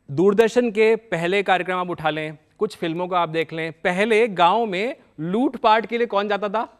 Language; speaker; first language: Hindi; native; Hindi